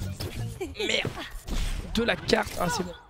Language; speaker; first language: French; native; French